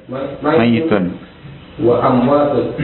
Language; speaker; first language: Arabic; non-native, learner; Indonesian